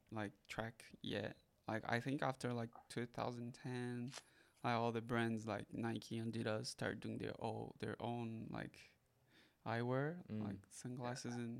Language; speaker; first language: English; non-native, fluent; Portuguese